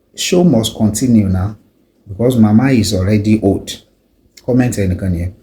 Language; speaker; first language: English; non-native, local second language; Yoruba